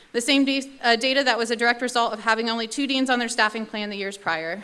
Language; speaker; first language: English; native; English